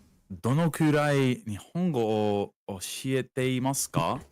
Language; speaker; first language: Japanese; non-native, learner; English